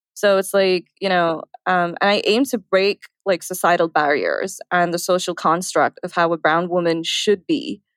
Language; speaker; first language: English; early bilingual, other home language; Arabic